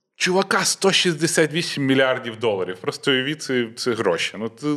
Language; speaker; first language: Ukrainian; non-native, local second language; Russian